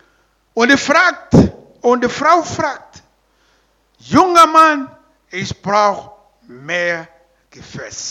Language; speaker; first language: German; non-native, learner; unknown